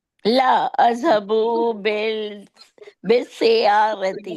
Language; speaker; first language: Arabic; non-native, learner; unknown